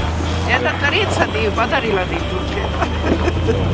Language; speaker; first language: Russian; non-native, learner; Georgian